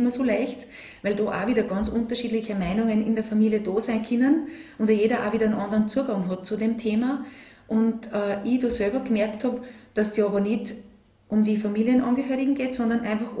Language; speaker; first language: German; native; German